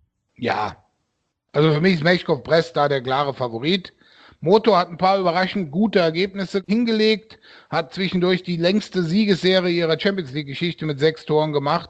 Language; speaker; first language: German; native; German